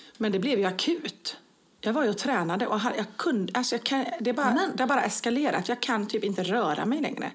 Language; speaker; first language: Swedish; native; Swedish